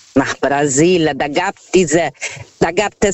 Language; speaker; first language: German; non-native, fluent; Portuguese